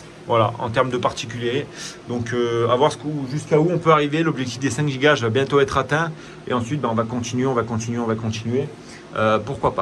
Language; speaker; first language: French; native; French